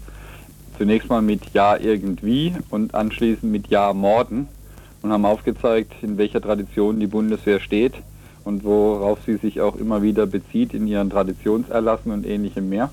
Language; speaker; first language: German; native; German